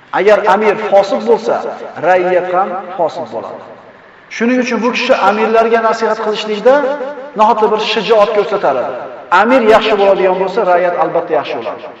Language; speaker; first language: Uzbek; native; Uzbek